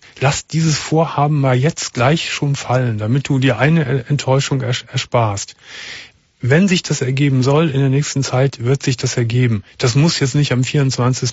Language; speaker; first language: German; native; German